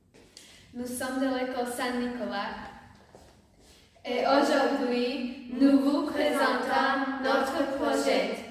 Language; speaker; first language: French; non-native, learner; Slovak